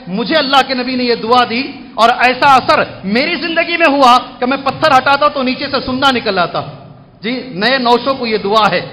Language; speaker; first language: Urdu; native; Urdu